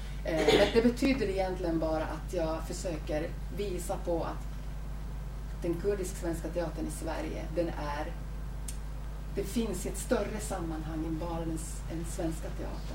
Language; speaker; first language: Swedish; native; Swedish